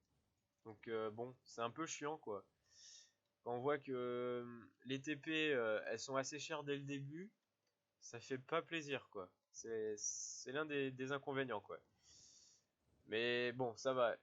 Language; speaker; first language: French; native; French